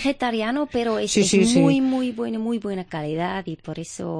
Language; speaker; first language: Spanish; non-native, fluent; German